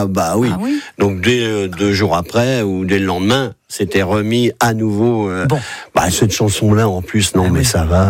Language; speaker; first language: French; native; French